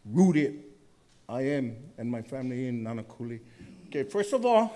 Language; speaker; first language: English; native; English